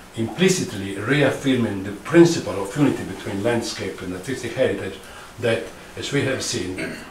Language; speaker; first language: English; non-native, fluent; Italian